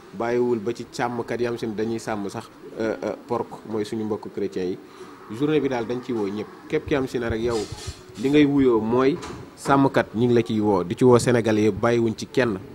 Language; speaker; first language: Wolof; non-native, local second language; Fula